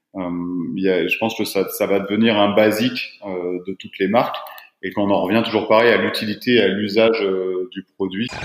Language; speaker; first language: French; native; French